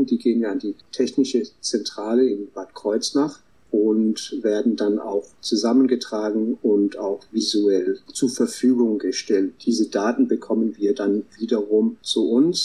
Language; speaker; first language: German; non-native, fluent; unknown